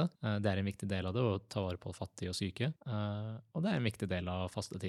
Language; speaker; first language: Norwegian; native; Norwegian